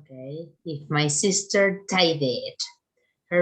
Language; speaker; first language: English; non-native, fluent; Spanish